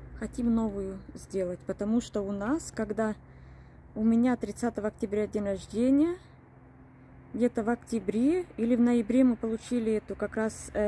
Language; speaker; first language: Russian; native; Russian